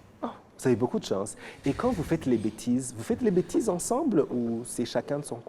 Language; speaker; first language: French; non-native, local second language; Kinyarwanda